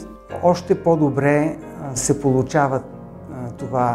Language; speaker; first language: Bulgarian; native; Bulgarian